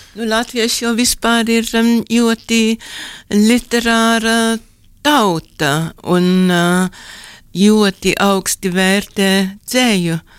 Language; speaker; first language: Latvian; native; Latvian